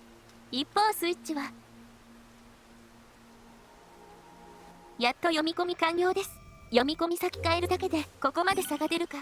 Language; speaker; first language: Japanese; native; Japanese